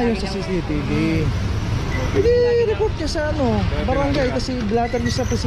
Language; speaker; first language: Filipino; native; Filipino